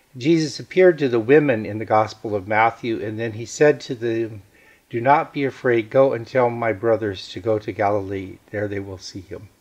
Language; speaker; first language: English; native; English